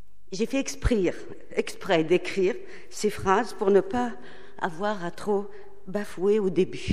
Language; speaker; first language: French; non-native, local second language; Arabic